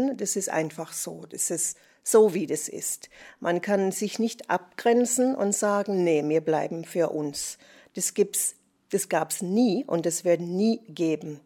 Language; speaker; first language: German; non-native, fluent; English